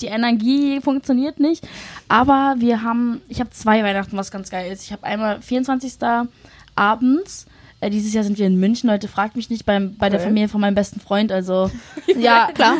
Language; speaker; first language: German; native; German